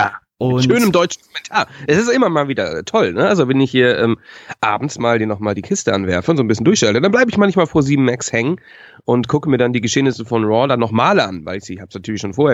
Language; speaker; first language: German; native; German